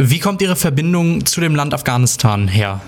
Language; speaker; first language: German; native; German